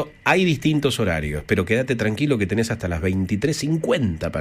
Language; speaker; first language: Spanish; native; Spanish